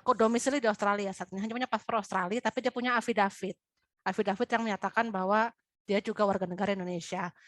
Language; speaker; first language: Indonesian; native; Indonesian